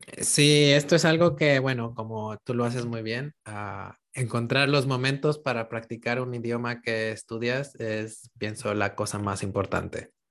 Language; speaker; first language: Spanish; non-native, fluent; English